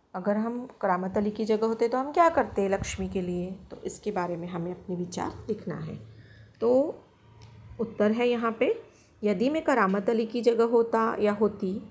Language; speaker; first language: Hindi; non-native, local second language; Marathi